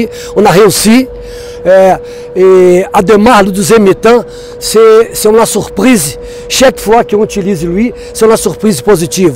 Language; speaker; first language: French; non-native, fluent; Portuguese